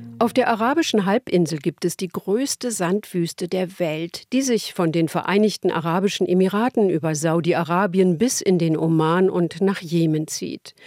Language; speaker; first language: German; native; German